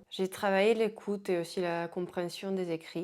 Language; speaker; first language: French; non-native, fluent; Spanish